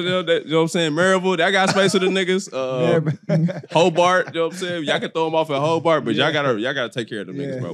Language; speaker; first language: English; native; English